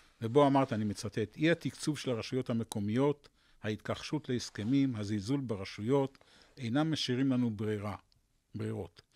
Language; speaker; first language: Hebrew; native; Hebrew